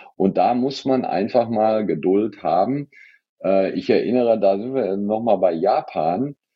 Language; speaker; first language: German; native; German